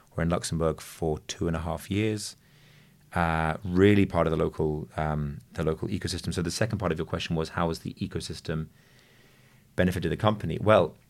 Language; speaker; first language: English; native; English